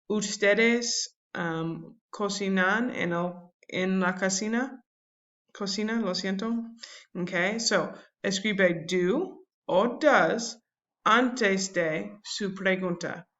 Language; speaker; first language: Spanish; non-native, learner; English